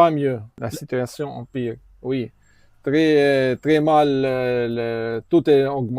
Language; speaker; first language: French; non-native, learner; Arabic